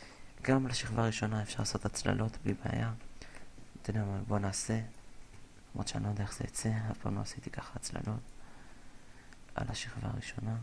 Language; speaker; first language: Hebrew; native; Hebrew